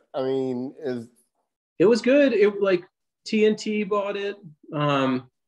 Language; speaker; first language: English; native; English